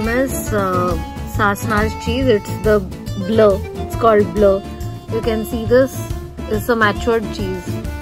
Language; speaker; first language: English; non-native, local second language; Marathi